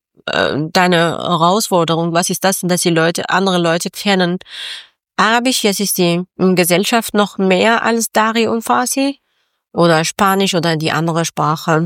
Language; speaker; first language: German; non-native, learner; Persian